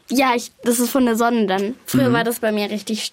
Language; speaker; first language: German; native; German